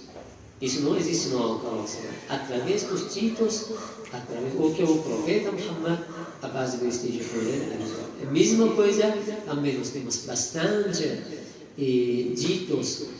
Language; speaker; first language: Portuguese; non-native, fluent; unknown